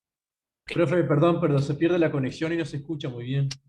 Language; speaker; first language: Spanish; native; Spanish